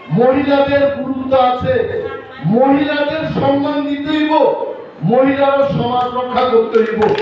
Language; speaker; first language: Bangla; non-native, local second language; Kok Borok